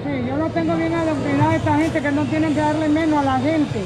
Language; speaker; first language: Spanish; native; Spanish